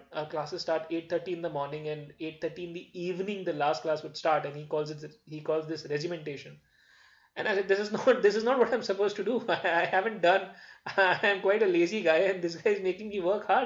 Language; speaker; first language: English; non-native, local second language; Hindi